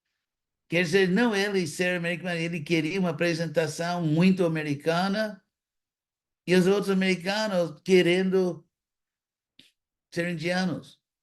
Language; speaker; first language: Portuguese; non-native, fluent; English